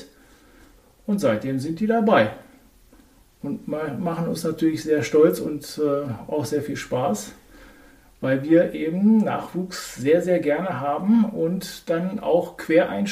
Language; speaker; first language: German; native; German